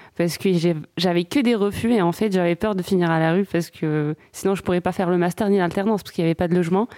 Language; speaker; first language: French; non-native, local second language; Arabic